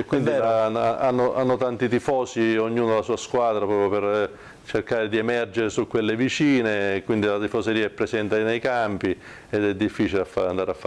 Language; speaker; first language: Italian; native; Italian